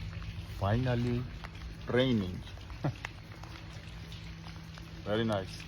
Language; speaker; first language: English; non-native, learner; Persian